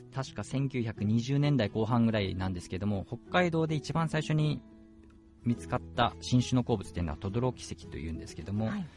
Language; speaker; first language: Japanese; native; Japanese